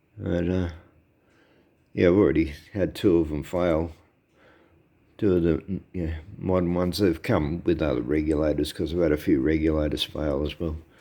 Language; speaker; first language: English; native; English